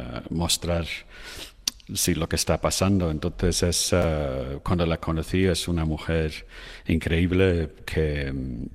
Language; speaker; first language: Spanish; non-native, fluent; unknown